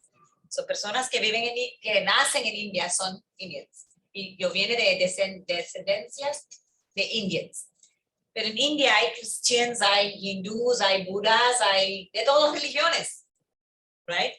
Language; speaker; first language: Spanish; early bilingual, heritage; English